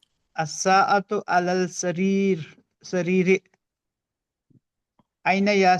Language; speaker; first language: Arabic; non-native, learner; Urdu